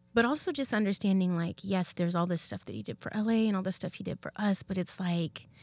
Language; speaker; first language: English; native; English